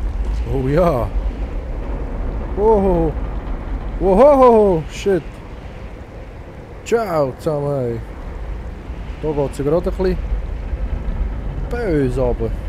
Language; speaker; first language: German; native; German